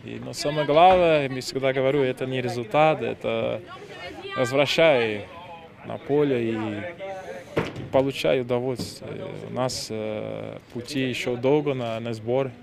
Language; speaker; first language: Russian; non-native, fluent; Portuguese